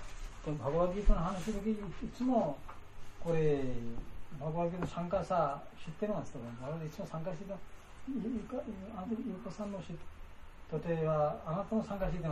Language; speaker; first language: Japanese; non-native, learner; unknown